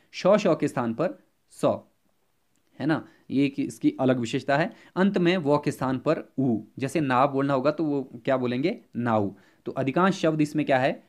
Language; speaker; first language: Hindi; native; Hindi